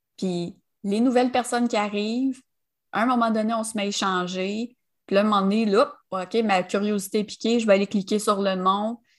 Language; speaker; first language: French; native; French